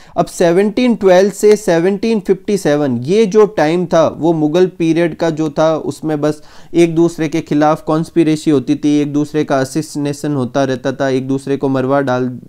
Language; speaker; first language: Hindi; native; Hindi